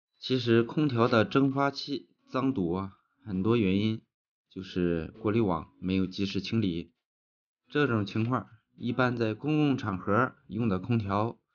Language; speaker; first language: Chinese; native; Chinese